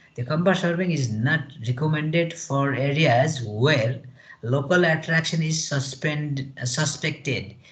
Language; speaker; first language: English; non-native, local second language; Nepali